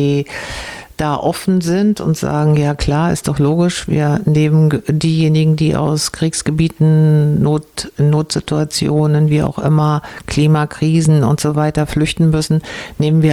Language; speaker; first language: German; native; German